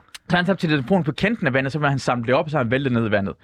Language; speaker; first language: Danish; non-native, local second language; Persian